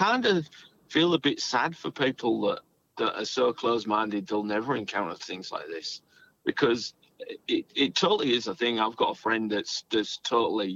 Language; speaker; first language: English; native; English